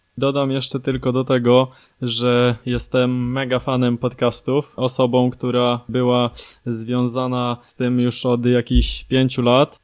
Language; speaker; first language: Polish; native; Polish